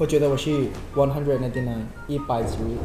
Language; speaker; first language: Chinese; non-native, learner; Thai